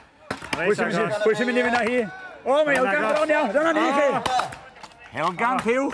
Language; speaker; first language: Welsh; native; Welsh